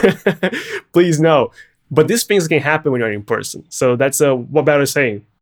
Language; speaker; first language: English; non-native, fluent; Portuguese